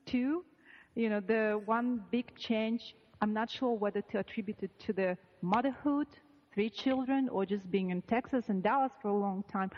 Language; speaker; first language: English; non-native, fluent; Russian